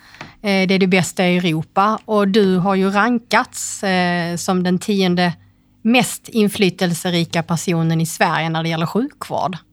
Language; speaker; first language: Swedish; native; Swedish